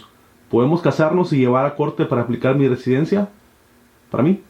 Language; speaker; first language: Spanish; native; Spanish